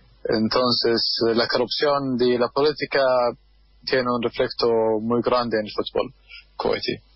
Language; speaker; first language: Spanish; non-native, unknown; Arabic